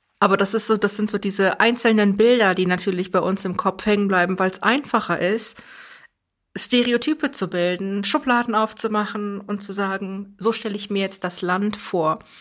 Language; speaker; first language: German; early bilingual, other home language; Persian